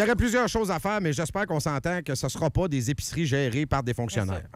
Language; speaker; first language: French; native; French